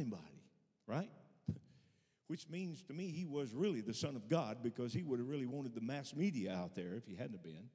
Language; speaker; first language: English; native; English